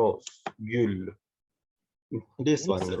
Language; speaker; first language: English; non-native, learner; Turkish